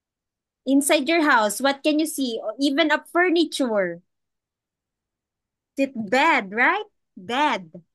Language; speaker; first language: English; non-native, local second language; Filipino